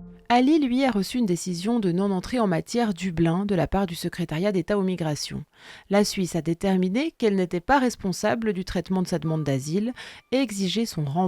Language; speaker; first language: French; native; French